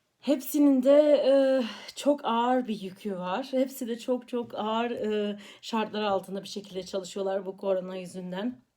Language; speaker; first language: Turkish; early bilingual, heritage; Turkish